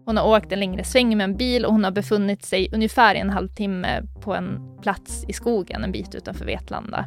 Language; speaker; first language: Swedish; native; Swedish